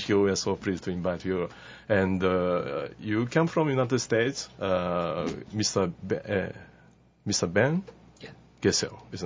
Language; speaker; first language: English; non-native, learner; Japanese